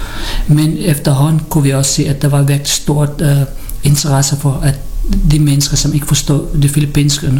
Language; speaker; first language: Danish; non-native, learner; Filipino